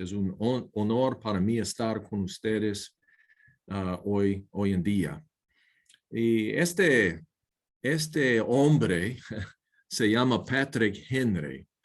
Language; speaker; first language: Spanish; non-native, learner; English